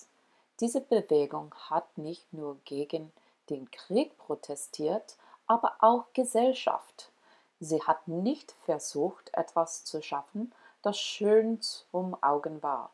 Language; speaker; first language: German; non-native, learner; English